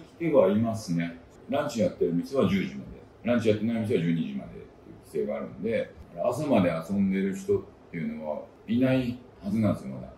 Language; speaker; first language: Japanese; native; Japanese